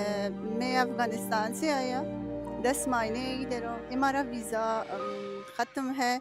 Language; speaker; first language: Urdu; non-native, learner; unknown